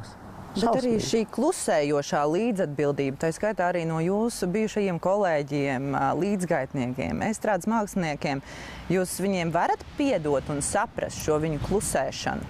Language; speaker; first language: Latvian; native; Latvian